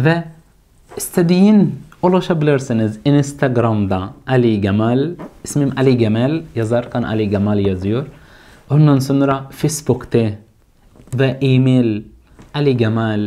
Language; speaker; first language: Turkish; non-native, fluent; Arabic